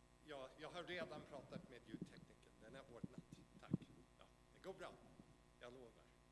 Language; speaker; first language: Swedish; non-native, fluent; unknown